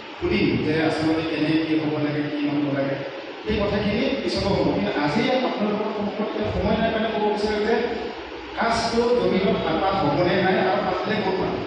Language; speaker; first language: Assamese; non-native, local second language; Karbi